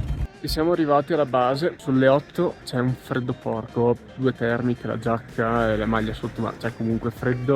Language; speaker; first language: Italian; native; Italian